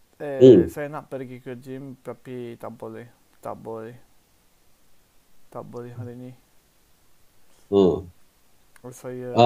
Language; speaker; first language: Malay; non-native, learner; English